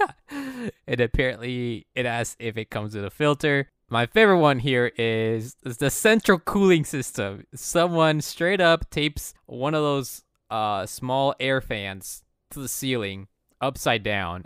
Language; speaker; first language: English; early bilingual, other home language; Spanish